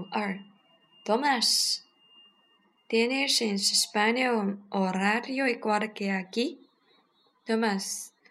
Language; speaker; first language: Spanish; non-native, learner; Chinese